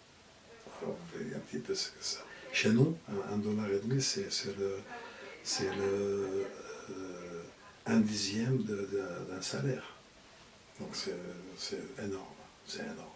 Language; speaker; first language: French; non-native, fluent; Arabic